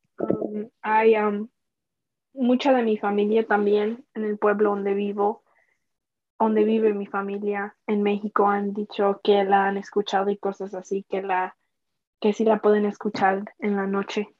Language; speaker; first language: Spanish; early bilingual, heritage; Spanish